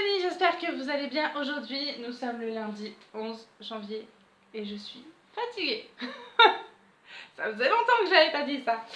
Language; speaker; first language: French; native; French